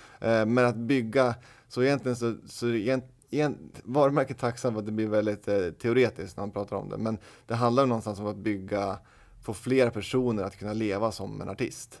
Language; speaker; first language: Swedish; native; Swedish